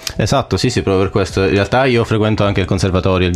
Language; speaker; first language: Italian; native; Italian